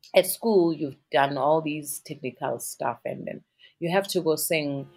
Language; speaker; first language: English; non-native, local second language; Northern Sotho